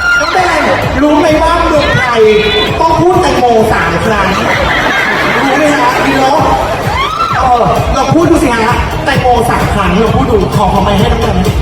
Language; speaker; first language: Thai; native; Thai